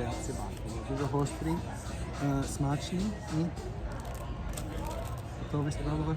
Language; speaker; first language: Ukrainian; non-native, learner; English